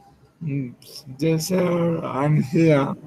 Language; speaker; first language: English; non-native, learner; Spanish